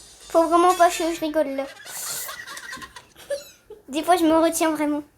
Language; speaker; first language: French; native; French